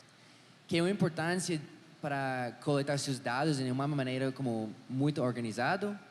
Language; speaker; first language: Portuguese; non-native, learner; English